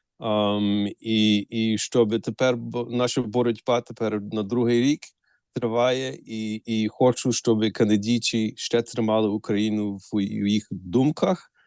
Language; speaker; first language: Ukrainian; early bilingual, heritage; Ukrainian